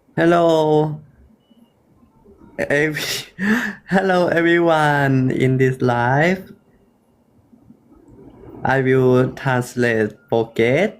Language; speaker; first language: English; non-native, learner; Thai